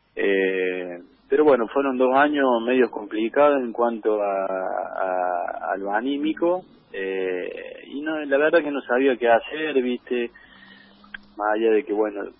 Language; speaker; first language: Spanish; native; Spanish